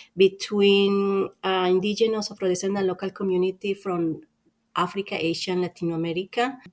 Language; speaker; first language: English; non-native, fluent; Spanish